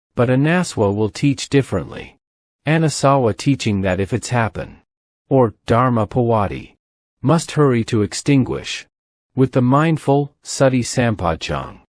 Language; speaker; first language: English; non-native, learner; Thai